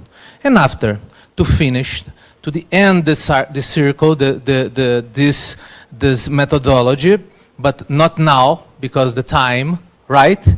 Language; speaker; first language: English; non-native, learner; Portuguese